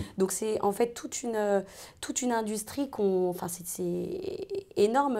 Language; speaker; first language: French; native; French